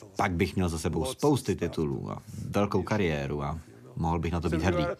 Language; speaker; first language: Czech; non-native, fluent; Russian